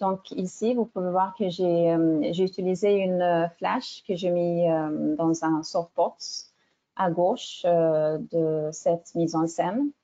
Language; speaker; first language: French; non-native, fluent; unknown